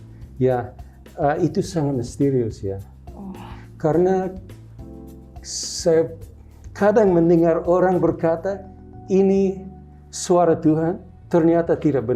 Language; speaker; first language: Indonesian; non-native, local second language; English